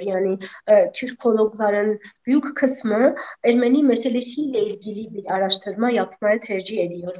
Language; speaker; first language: Turkish; non-native, fluent; Armenian